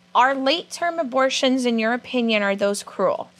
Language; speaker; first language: English; native; English